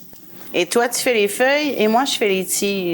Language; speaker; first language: French; native; French